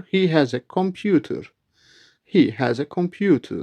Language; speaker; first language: English; non-native, learner; Turkish